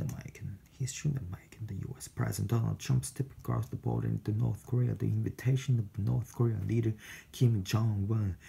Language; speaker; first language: English; non-native, fluent; Japanese